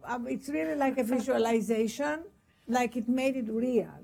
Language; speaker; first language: English; non-native, fluent; Greek